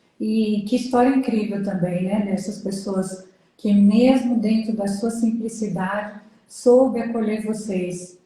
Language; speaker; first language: Portuguese; native; Portuguese